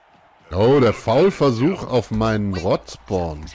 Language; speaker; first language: German; native; German